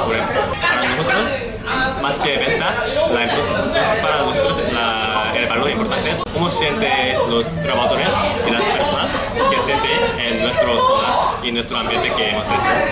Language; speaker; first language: Spanish; non-native, fluent; Korean